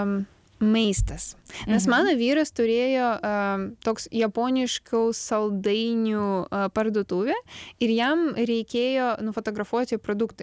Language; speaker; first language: Lithuanian; non-native, learner; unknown